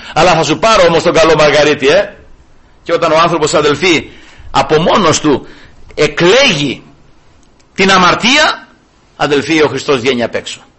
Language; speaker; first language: Greek; early bilingual, heritage; Greek